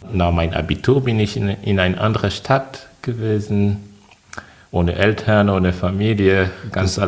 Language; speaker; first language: German; non-native, fluent; French